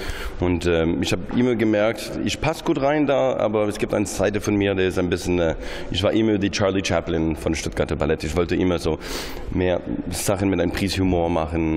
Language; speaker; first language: German; non-native, fluent; English